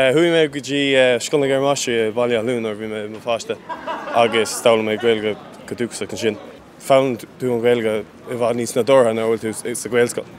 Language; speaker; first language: Irish; non-native, local second language; English